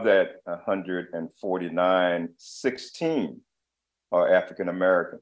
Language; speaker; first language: English; native; English